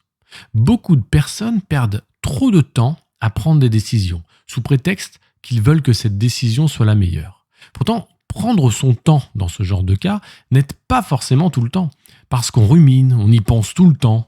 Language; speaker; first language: French; native; French